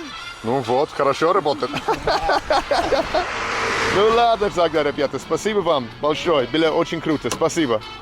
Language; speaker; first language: Russian; non-native, learner; English